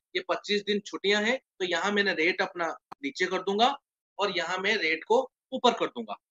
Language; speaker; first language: Hindi; non-native, local second language; Odia